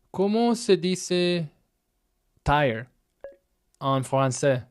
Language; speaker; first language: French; non-native, learner; English